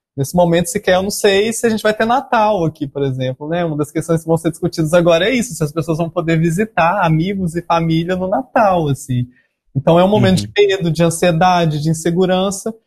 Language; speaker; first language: Portuguese; native; Portuguese